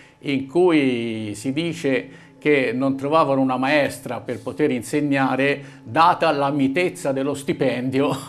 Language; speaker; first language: Italian; native; Italian